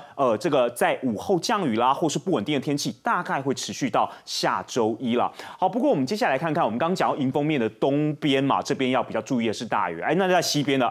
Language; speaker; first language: Chinese; native; Chinese